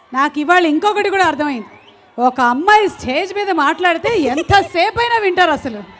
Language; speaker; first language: Telugu; native; Telugu